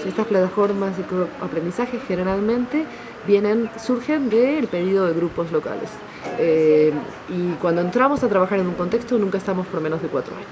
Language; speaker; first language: Spanish; native; Spanish